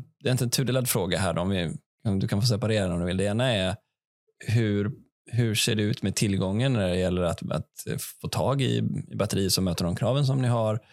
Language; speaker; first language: Swedish; native; Swedish